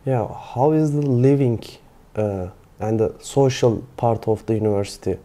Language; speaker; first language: English; non-native, learner; Turkish